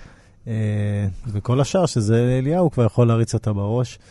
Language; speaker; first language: Hebrew; native; Hebrew